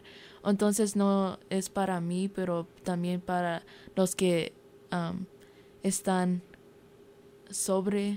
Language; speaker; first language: Spanish; early bilingual, heritage; Spanish